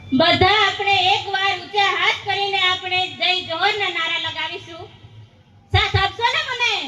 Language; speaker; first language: Gujarati; non-native, local second language; Rathawi